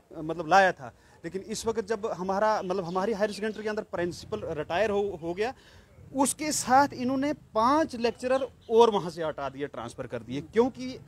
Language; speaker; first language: Hindi; non-native, local second language; Kashmiri